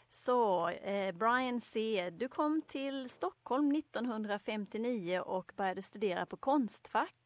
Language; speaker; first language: Swedish; native; Swedish